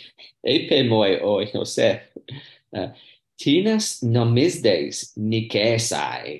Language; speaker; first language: Greek; non-native, learner; English